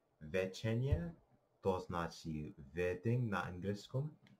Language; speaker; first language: Serbian; non-native, learner; Russian